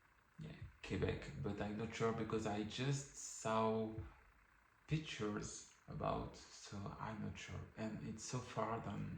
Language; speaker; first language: English; non-native, learner; French